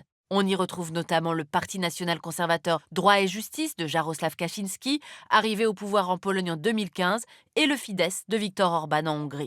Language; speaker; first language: French; native; French